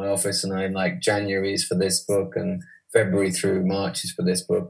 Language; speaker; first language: English; native; English